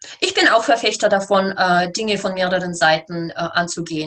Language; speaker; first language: German; native; German